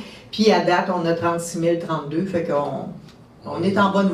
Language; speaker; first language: French; native; French